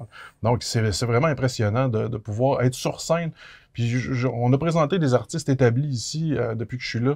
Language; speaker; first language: French; native; French